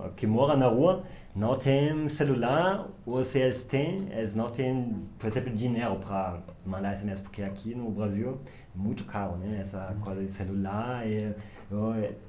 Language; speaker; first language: Portuguese; non-native, learner; German